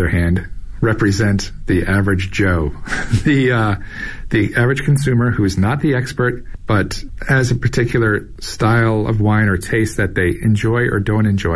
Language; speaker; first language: English; native; English